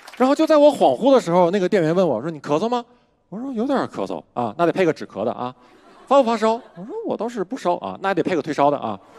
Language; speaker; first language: Chinese; native; Chinese